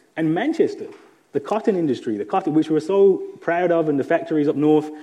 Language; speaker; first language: English; native; English